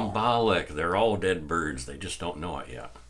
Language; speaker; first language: English; native; English